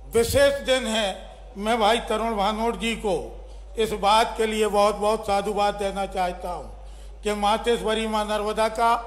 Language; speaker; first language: Hindi; native; Hindi